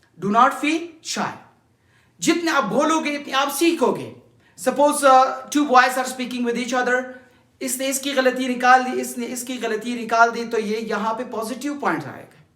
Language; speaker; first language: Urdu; non-native, local second language; Pashto